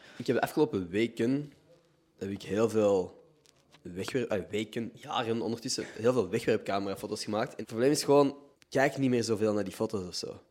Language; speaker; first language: Dutch; native; Dutch